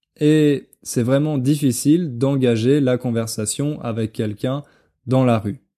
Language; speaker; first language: French; native; French